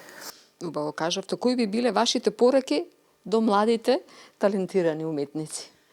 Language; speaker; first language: Macedonian; native; Macedonian